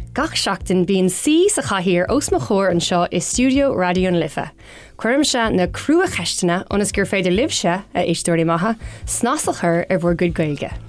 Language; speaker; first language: Irish; non-native, local second language; English